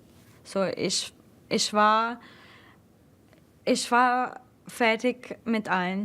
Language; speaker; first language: German; non-native, fluent; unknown